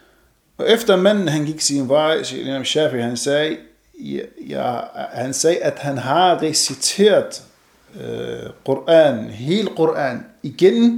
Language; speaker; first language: Danish; non-native, fluent; Arabic